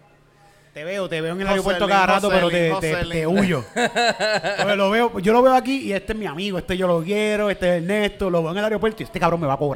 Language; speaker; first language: Spanish; native; Spanish